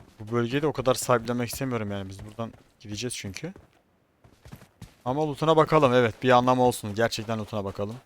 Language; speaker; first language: Turkish; native; Turkish